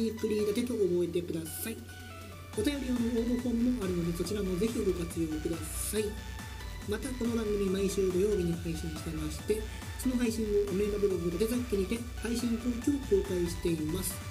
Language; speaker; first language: Japanese; native; Japanese